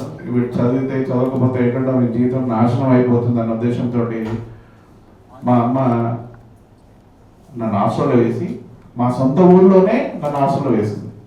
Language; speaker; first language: Telugu; native; Telugu